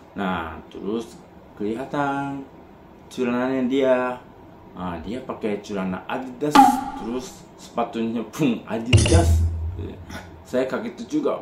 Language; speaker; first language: Indonesian; non-native, fluent; Japanese